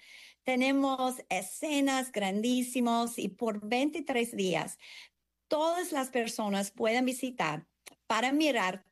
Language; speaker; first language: Spanish; early bilingual, heritage; English